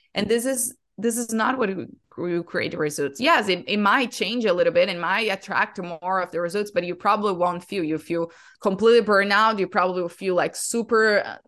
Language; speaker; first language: English; non-native, fluent; Portuguese